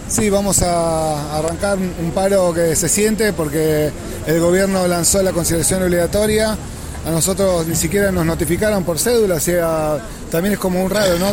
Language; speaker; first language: Spanish; native; Spanish